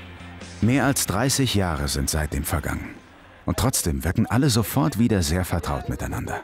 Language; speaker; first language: German; native; German